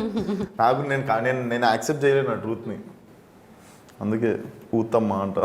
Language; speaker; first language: Telugu; native; Telugu